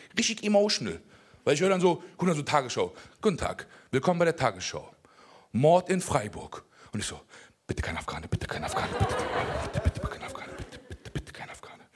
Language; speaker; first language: German; early bilingual, other home language; Persian